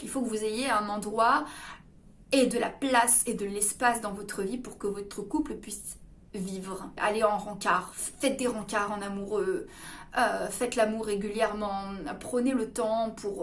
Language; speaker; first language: French; native; French